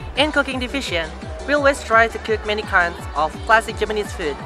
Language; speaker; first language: English; non-native, learner; Indonesian